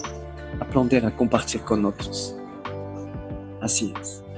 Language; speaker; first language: Spanish; non-native, learner; French